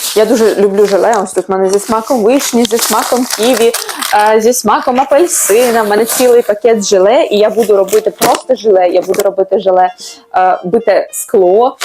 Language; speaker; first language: Ukrainian; non-native, local second language; Russian